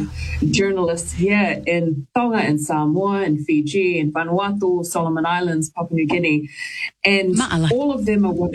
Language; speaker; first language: English; native; English